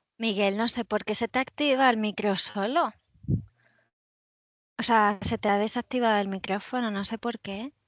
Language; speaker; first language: Spanish; native; Spanish